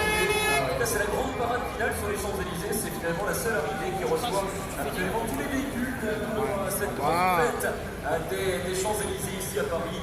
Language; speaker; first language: French; native; French